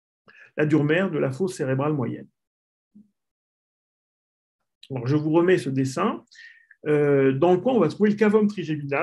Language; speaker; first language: French; native; French